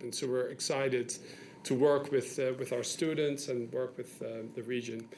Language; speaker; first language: English; non-native, fluent; Dutch